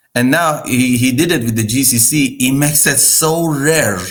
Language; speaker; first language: English; non-native, fluent; Persian